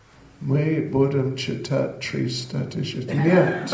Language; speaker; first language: Russian; non-native, learner; English